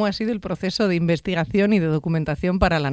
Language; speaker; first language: Spanish; native; Spanish